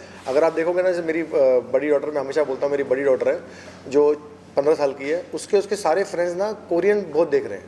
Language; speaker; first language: Hindi; native; Hindi